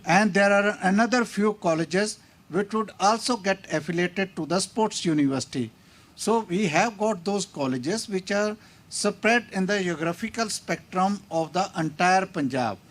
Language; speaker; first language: English; non-native, local second language; Punjabi